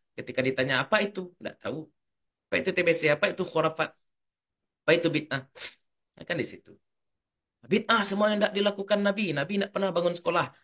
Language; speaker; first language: Indonesian; native; Indonesian